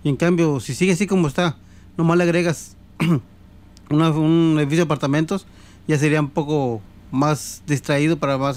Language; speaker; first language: Spanish; native; Spanish